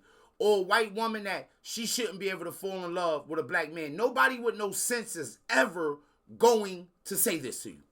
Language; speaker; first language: English; native; English